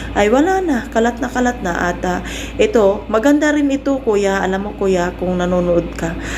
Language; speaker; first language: Filipino; native; Filipino